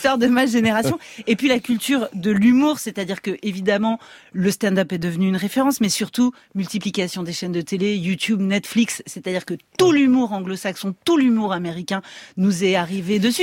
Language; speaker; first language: French; native; French